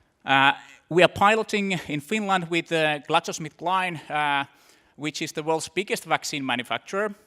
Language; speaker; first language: English; non-native, fluent; Finnish